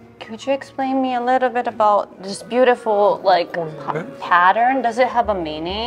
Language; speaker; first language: English; non-native, fluent; Japanese